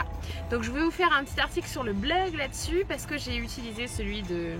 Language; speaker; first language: French; native; French